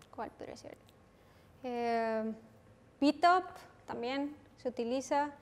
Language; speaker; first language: Spanish; native; Spanish